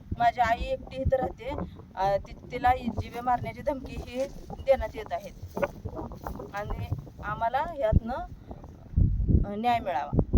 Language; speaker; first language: Marathi; native; Marathi